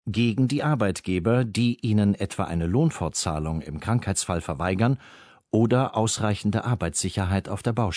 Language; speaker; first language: German; native; German